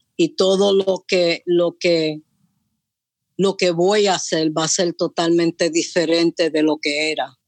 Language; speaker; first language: Spanish; early bilingual, heritage; Spanish